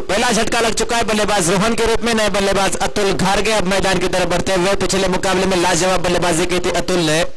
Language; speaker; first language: Hindi; non-native, local second language; Marathi